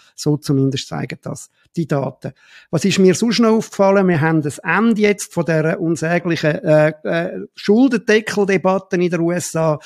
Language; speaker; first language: German; native; German